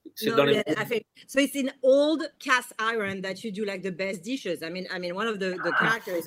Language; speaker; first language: English; non-native, fluent; French